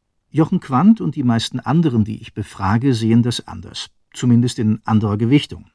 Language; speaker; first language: German; native; German